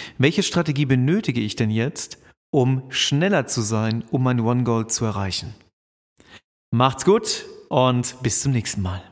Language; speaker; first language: German; native; German